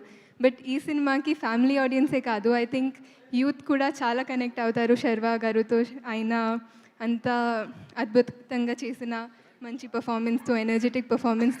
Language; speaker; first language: Telugu; non-native, fluent; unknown